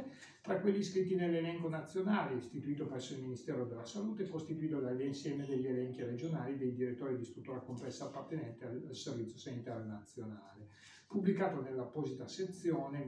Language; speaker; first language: Italian; native; Italian